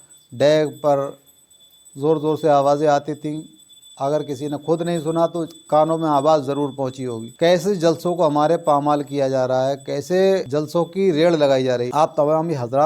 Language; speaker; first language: Urdu; native; Urdu